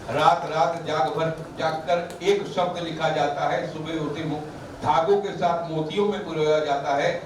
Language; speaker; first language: Hindi; non-native, local second language; Marathi